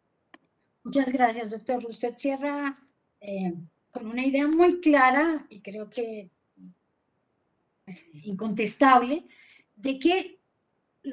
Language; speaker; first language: Spanish; native; Spanish